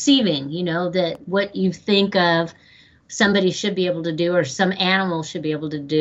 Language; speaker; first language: English; native; English